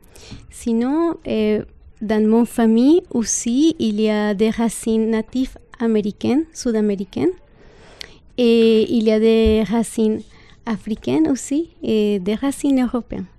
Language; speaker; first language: French; non-native, fluent; Spanish